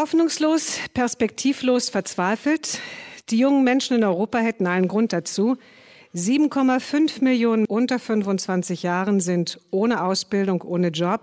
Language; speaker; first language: German; native; German